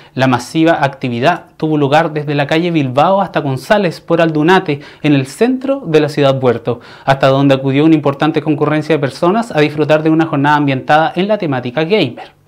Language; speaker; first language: Spanish; native; Spanish